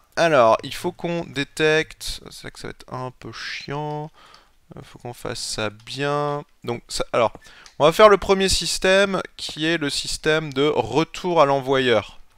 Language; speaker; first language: French; native; French